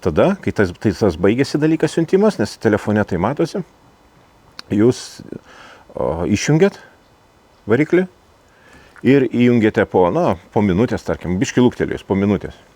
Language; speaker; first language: Lithuanian; native; Lithuanian